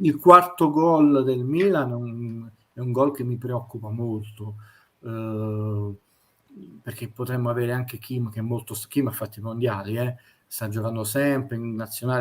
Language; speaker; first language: Italian; native; Italian